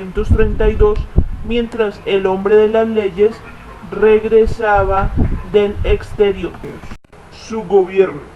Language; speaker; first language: Spanish; native; Spanish